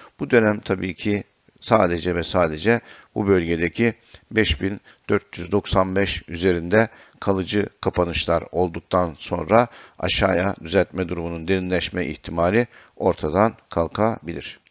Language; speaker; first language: Turkish; native; Turkish